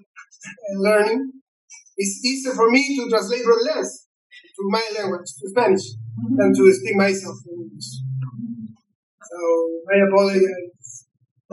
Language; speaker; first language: English; non-native, learner; Spanish